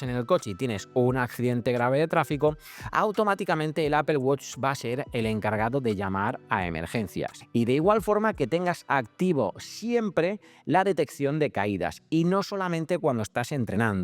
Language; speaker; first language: Spanish; native; Spanish